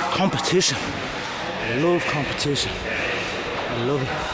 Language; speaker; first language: English; native; English